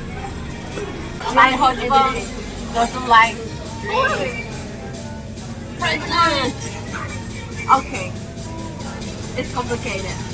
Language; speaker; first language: English; non-native, learner; Japanese